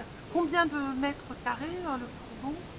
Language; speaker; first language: French; native; French